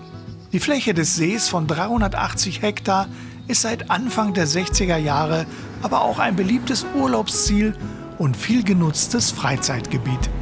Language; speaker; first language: German; native; German